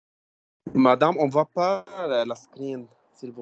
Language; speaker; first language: French; non-native, learner; Arabic